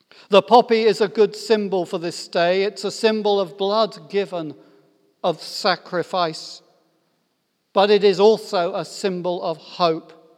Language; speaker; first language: English; native; English